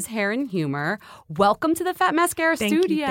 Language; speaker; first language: English; native; English